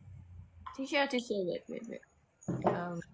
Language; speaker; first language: English; non-native, learner; Thai